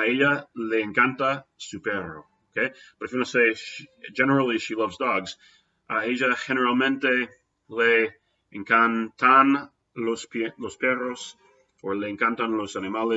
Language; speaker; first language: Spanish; non-native, fluent; English